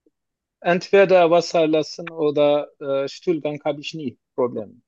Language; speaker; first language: German; non-native, learner; Turkish